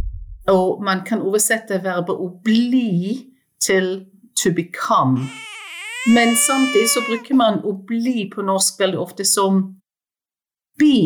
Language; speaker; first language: Norwegian; non-native, fluent; English